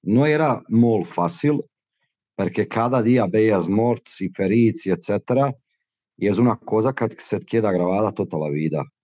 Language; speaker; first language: Catalan; non-native, fluent; Bosnian